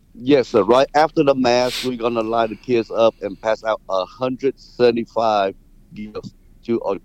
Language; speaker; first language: English; non-native, fluent; Vietnamese